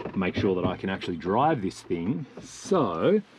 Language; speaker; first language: English; native; English